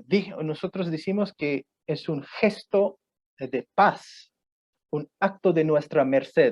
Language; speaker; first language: Spanish; non-native, fluent; Punjabi